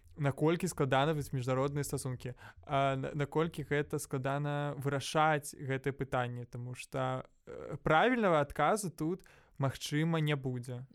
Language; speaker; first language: Belarusian; non-native, local second language; Russian